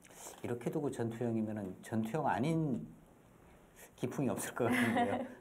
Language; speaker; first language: Korean; native; Korean